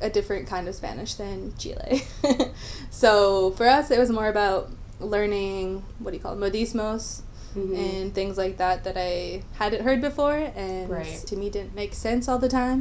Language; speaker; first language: English; native; English